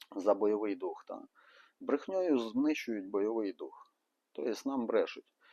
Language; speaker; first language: Ukrainian; non-native, local second language; Russian